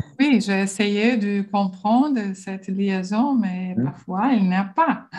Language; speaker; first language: French; non-native, learner; Portuguese